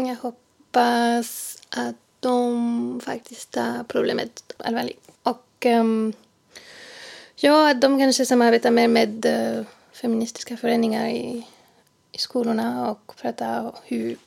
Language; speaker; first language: Swedish; non-native, fluent; French